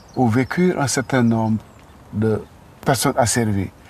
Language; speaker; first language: French; non-native, local second language; Wolof